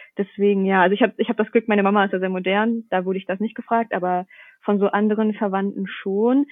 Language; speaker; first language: German; early bilingual, other home language; Russian